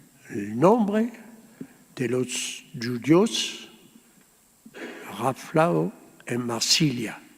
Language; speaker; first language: Spanish; early bilingual, heritage; French